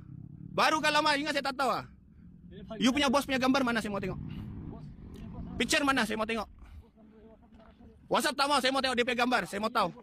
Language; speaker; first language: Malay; non-native, local second language; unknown